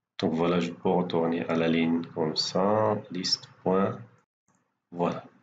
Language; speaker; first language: French; non-native, local second language; Arabic